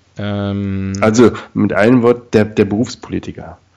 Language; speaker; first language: German; native; German